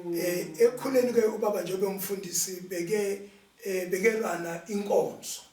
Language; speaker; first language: Zulu; native; Zulu